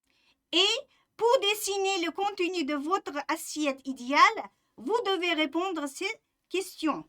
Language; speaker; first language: French; non-native, fluent; Uzbek